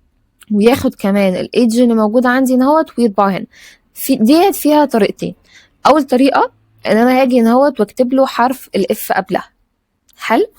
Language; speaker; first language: Arabic; native; Arabic